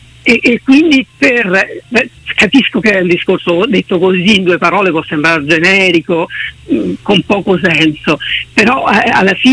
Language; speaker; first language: Italian; native; Italian